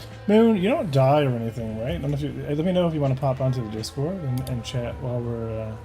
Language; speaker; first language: English; native; English